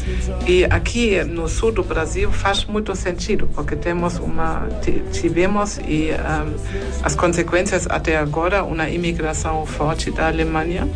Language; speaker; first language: Portuguese; non-native, fluent; German